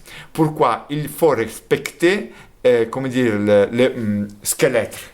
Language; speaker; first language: French; non-native, fluent; Italian